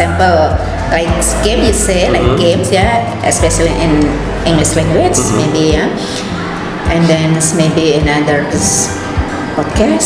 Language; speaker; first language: English; non-native, learner; Indonesian